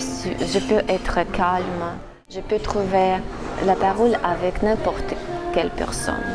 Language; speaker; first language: French; non-native, fluent; Russian